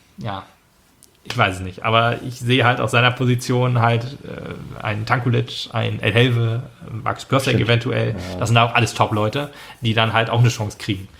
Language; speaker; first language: German; native; German